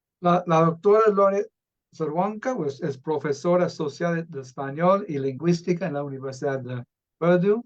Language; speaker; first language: Spanish; non-native, fluent; English